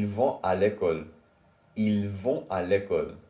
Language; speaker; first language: French; non-native, learner; English